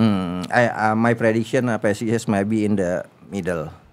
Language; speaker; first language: English; non-native, learner; Indonesian